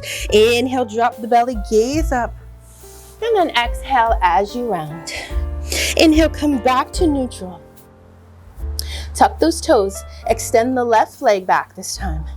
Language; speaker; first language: English; native; English